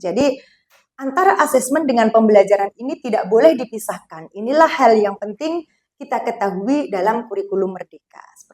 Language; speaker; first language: Indonesian; non-native, local second language; Javanese